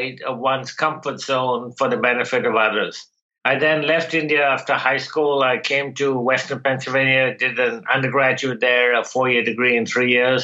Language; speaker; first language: English; non-native, local second language; Bangla